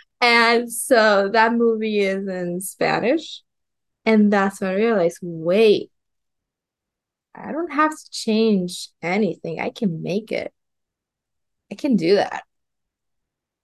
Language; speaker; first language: English; non-native, fluent; Spanish